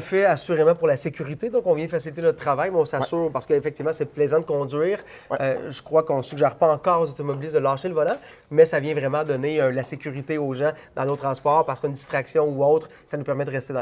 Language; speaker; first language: French; native; French